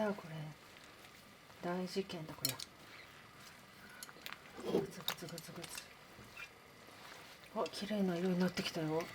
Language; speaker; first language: Japanese; native; Japanese